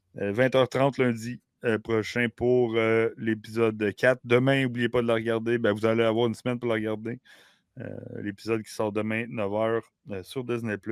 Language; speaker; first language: French; native; French